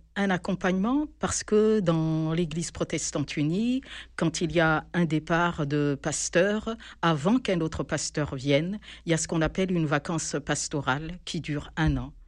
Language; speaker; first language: French; non-native, local second language; Malagasy